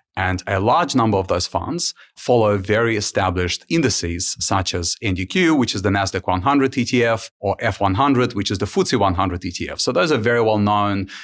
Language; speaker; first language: English; early bilingual, other home language; Ukrainian